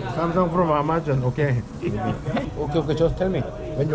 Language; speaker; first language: English; non-native, learner; Korean